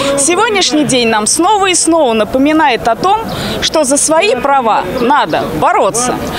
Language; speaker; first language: Russian; native; Russian